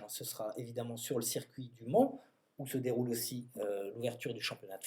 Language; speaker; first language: French; native; French